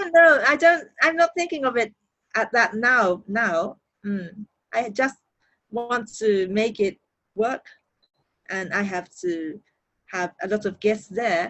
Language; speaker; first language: English; non-native, learner; Japanese